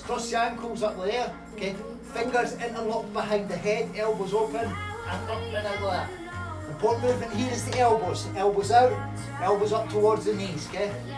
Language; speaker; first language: English; native; English